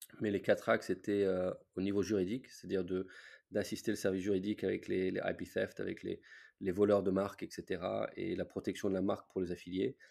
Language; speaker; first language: French; non-native, fluent; English